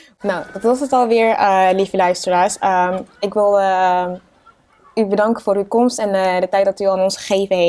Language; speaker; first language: Dutch; native; Dutch